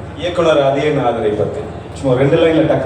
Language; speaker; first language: Tamil; native; Tamil